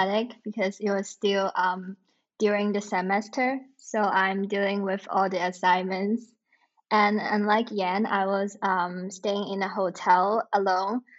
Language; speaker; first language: English; non-native, local second language; Cantonese